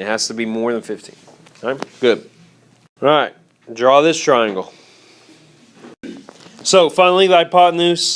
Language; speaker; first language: English; native; English